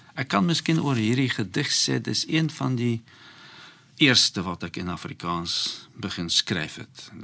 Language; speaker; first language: Dutch; non-native, fluent; Polish